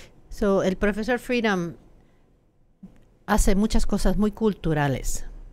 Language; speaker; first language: Spanish; non-native, fluent; English